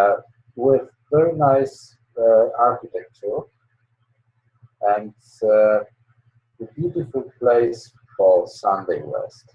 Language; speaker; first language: English; non-native, learner; Polish